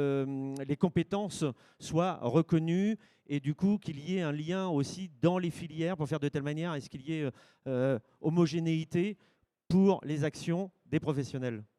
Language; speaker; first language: French; native; French